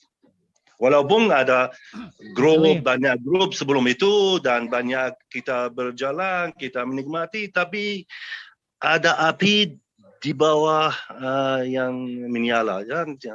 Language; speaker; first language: Indonesian; non-native, fluent; Arabic